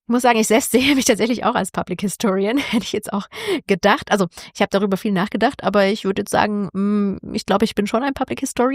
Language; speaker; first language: German; native; German